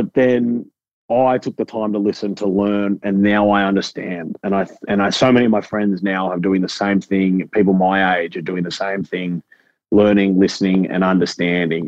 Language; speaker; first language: English; native; English